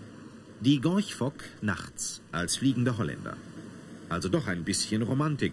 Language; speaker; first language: German; native; German